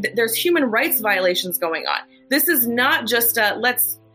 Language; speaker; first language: English; native; English